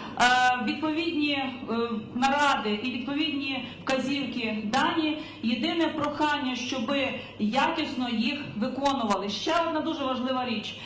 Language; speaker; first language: Ukrainian; native; Ukrainian